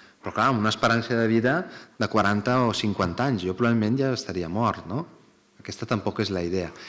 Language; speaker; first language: Catalan; non-native, fluent; Italian